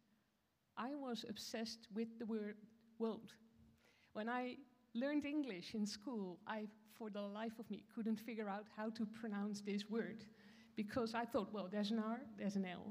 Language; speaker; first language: English; non-native, fluent; Dutch